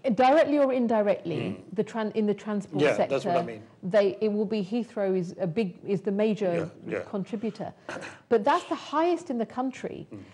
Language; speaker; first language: English; native; English